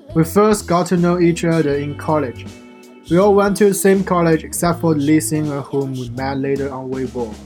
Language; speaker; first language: English; non-native, fluent; Chinese